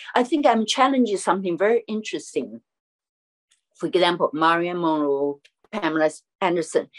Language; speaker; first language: English; non-native, fluent; Chinese